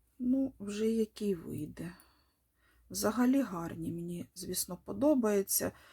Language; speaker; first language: Ukrainian; non-native, local second language; Russian